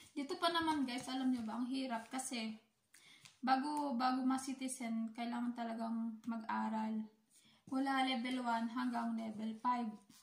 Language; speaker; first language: Filipino; native; Filipino